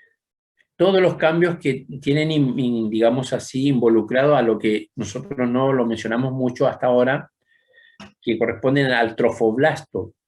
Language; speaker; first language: Spanish; native; Spanish